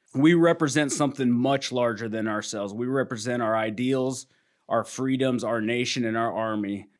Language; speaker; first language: English; native; English